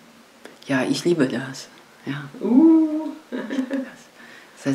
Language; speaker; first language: German; non-native, fluent; Polish